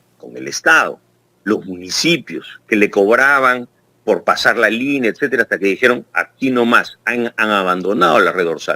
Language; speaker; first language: Spanish; native; Spanish